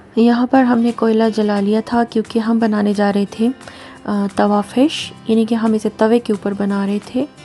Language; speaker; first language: Urdu; native; Urdu